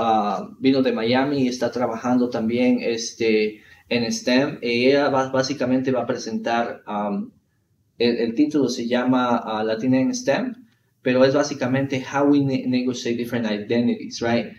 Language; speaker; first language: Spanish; early bilingual, heritage; Spanish